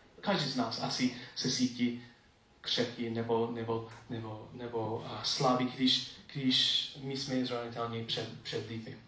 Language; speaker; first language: Czech; non-native, learner; English